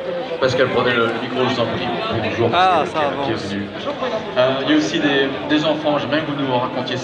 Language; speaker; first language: French; native; French